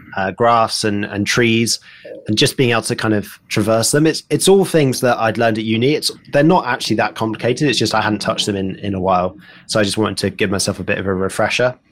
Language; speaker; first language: English; native; English